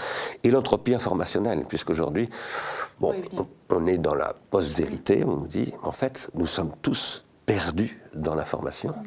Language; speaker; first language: French; native; French